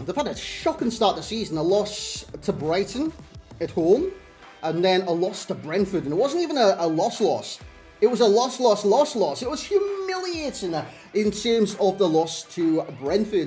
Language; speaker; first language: English; native; English